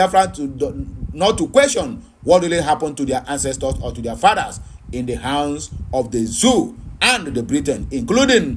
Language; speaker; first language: English; non-native, local second language; Igbo